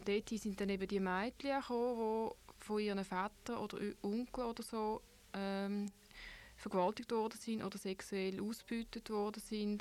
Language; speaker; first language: German; native; German